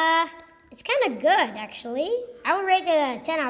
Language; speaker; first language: English; native; English